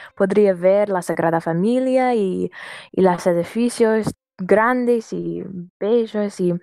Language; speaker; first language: Spanish; non-native, learner; English